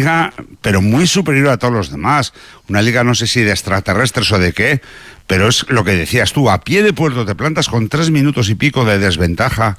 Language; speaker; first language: Spanish; native; Spanish